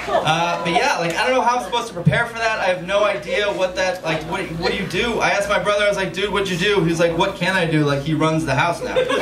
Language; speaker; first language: English; native; English